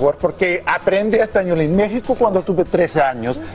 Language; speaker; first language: Spanish; non-native, learner; English